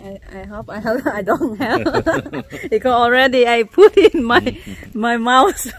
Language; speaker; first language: English; non-native, learner; Vietnamese